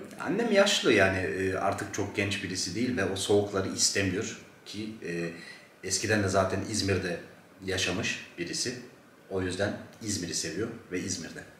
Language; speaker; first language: Turkish; native; Turkish